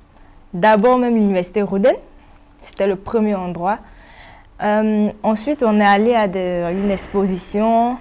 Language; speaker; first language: French; non-native, local second language; Malagasy